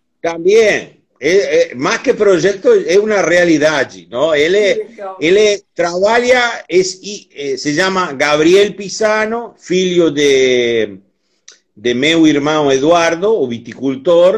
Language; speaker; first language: Portuguese; non-native, learner; Spanish